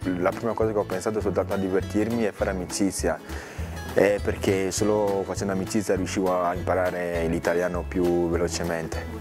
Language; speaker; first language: Italian; early bilingual, other home language; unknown